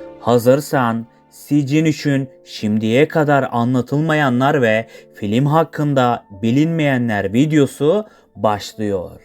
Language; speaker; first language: Turkish; native; Turkish